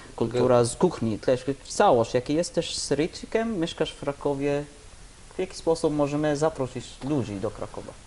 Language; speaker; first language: Polish; non-native, learner; Arabic